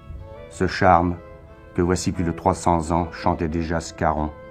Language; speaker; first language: French; native; French